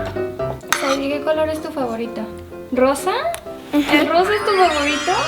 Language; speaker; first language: Spanish; native; Spanish